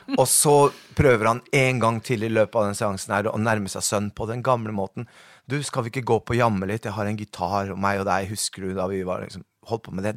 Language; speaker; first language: Norwegian; early bilingual, other home language; Spanish